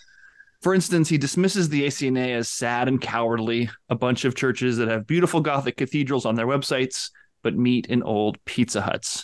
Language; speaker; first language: English; native; English